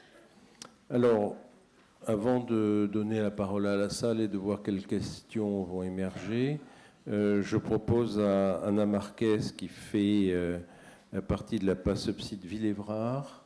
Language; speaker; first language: French; native; French